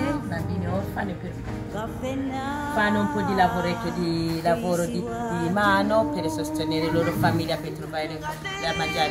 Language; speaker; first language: Italian; non-native, learner; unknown